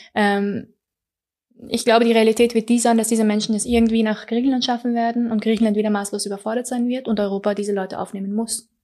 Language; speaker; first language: German; early bilingual, other home language; Persian